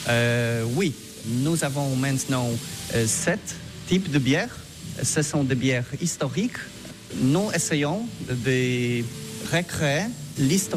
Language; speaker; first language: French; non-native, learner; Polish